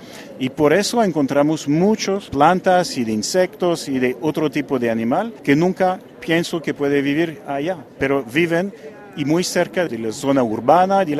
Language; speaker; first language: Spanish; non-native, fluent; French